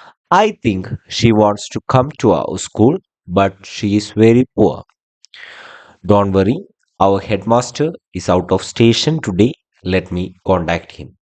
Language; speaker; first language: English; non-native, local second language; Malayalam